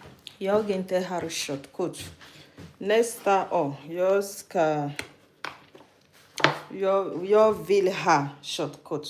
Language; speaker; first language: Swedish; non-native, learner; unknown